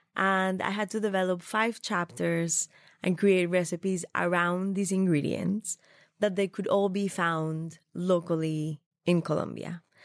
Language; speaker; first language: English; non-native, fluent; Spanish